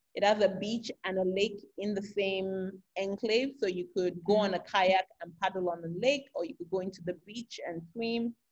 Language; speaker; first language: English; non-native, local second language; Yoruba